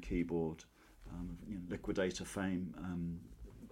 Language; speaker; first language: English; native; English